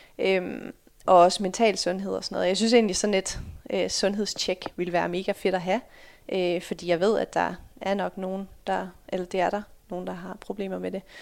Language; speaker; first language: Danish; early bilingual, other home language; Dutch